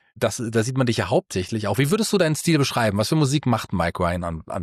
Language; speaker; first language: German; native; German